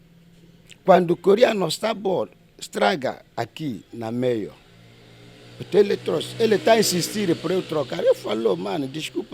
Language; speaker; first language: Portuguese; non-native, learner; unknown